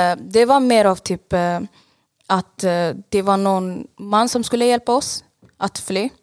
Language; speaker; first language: Swedish; non-native, fluent; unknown